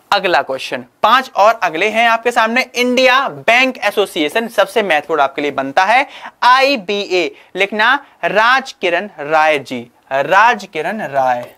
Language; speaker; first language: Hindi; native; Hindi